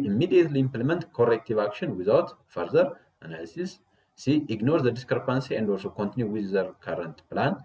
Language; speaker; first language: English; non-native, local second language; Amharic